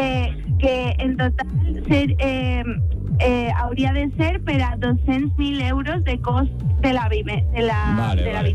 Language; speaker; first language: Catalan; non-native, local second language; Spanish